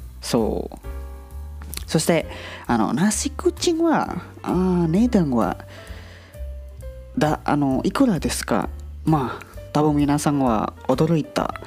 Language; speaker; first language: Japanese; non-native, learner; Indonesian